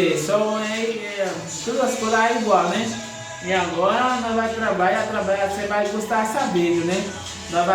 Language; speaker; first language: Portuguese; non-native, learner; Haitian Creole